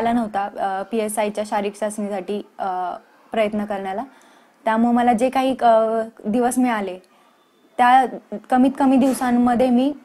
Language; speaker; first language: Marathi; native; Marathi